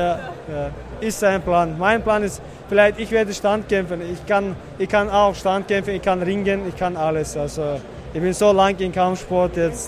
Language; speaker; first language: German; non-native, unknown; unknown